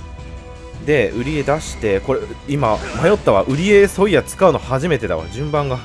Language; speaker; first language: Japanese; native; Japanese